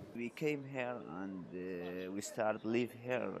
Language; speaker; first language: English; non-native, learner; Arabic